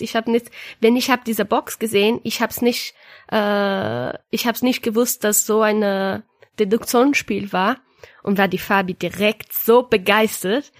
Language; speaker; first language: German; non-native, learner; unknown